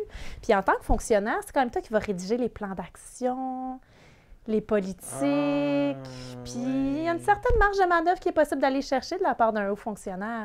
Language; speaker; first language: French; native; French